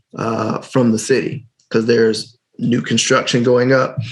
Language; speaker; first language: English; native; English